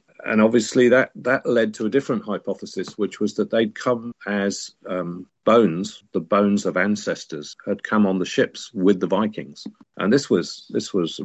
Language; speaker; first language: English; native; English